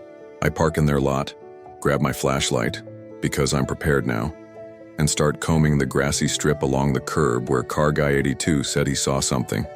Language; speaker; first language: English; native; English